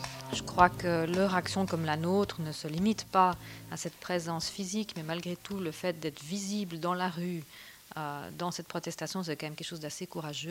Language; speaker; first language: French; native; French